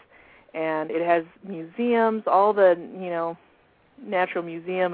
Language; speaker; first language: English; native; English